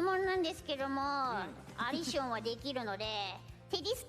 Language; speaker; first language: Japanese; native; Japanese